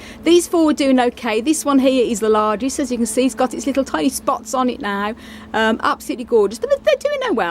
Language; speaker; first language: English; native; English